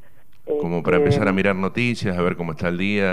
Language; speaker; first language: Spanish; native; Spanish